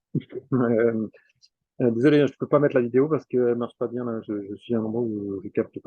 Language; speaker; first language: French; native; French